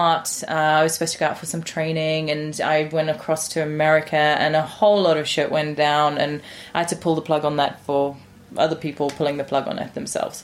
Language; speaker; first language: English; native; English